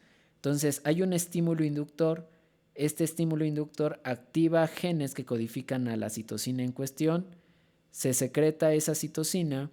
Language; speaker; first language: Spanish; native; Spanish